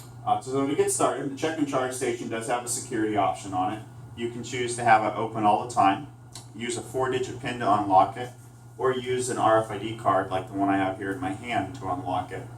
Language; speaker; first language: English; native; English